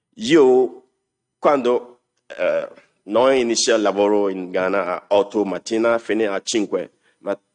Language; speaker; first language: Italian; non-native, learner; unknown